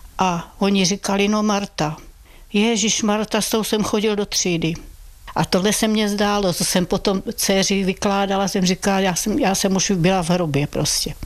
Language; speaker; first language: Czech; native; Czech